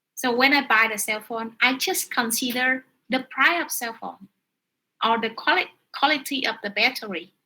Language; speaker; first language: English; non-native, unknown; Vietnamese